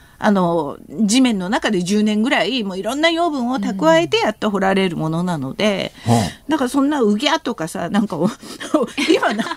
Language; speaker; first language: Japanese; non-native, fluent; Korean